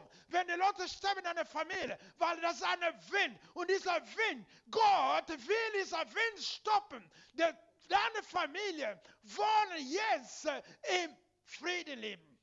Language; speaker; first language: German; non-native, learner; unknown